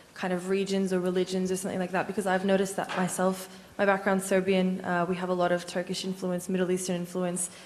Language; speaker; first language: English; non-native, fluent; Turkish